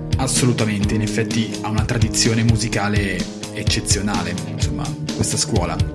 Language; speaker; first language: Italian; native; Italian